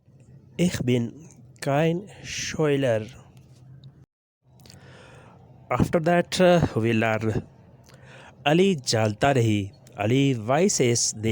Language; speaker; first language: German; non-native, learner; Urdu